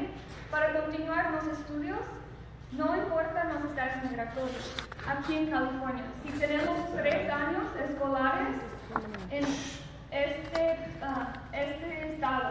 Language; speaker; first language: Spanish; early bilingual, other home language; English